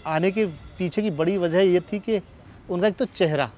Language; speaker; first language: Hindi; native; Hindi